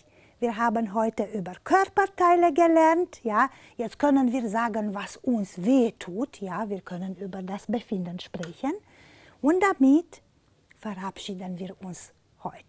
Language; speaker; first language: German; non-native, fluent; Romanian